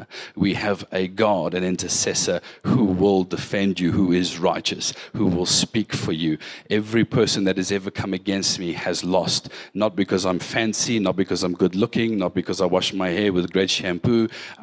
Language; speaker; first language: English; native; English